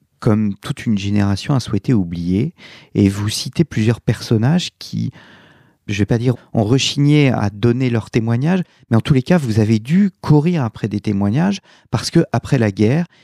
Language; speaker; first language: French; native; French